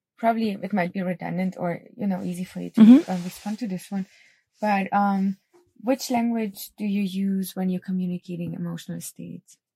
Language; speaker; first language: English; non-native, fluent; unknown